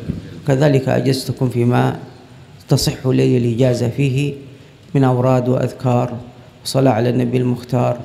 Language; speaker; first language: Arabic; native; Arabic